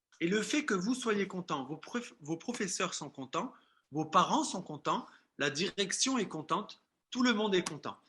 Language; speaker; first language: French; native; French